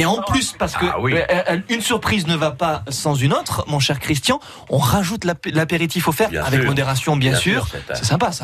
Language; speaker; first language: French; native; French